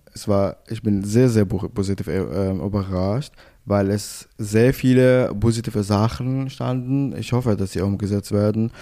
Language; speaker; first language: German; non-native, fluent; Arabic